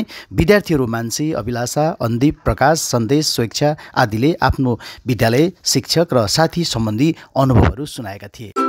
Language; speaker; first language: Nepali; native; Nepali